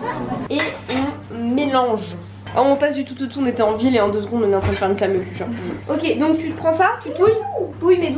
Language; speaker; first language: French; native; French